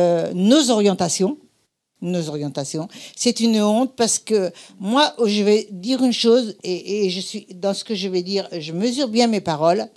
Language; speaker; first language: French; native; French